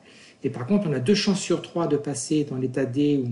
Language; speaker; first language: French; native; French